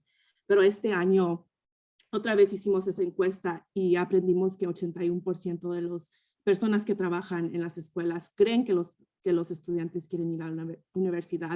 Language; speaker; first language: Spanish; early bilingual, heritage; Spanish